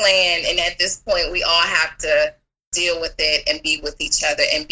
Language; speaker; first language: English; native; English